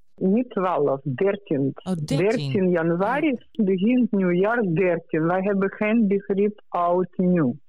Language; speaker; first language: Dutch; non-native, learner; Russian